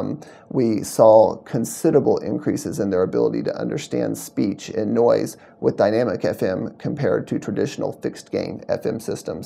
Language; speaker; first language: English; native; English